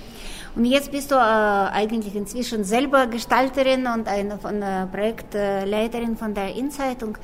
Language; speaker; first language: German; non-native, fluent; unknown